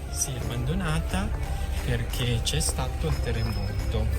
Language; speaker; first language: Italian; non-native, learner; Filipino